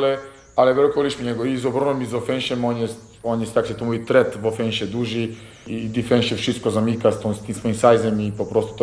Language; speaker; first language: Polish; non-native, fluent; Serbian